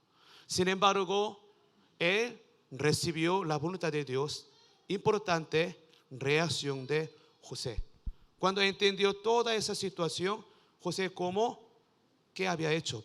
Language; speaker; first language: Spanish; non-native, learner; Korean